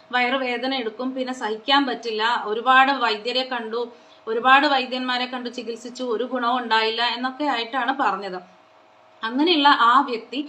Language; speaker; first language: Malayalam; non-native, local second language; Konkani